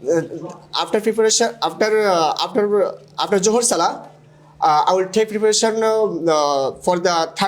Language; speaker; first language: English; non-native, learner; Bangla